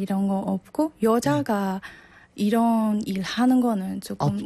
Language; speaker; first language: Korean; non-native, learner; Burmese